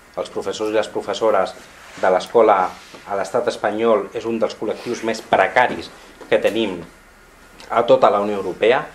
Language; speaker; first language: Catalan; non-native, local second language; Spanish